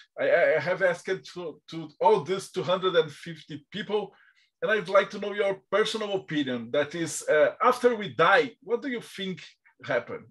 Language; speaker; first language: English; non-native, fluent; Portuguese